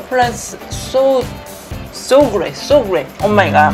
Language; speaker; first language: English; non-native, learner; Korean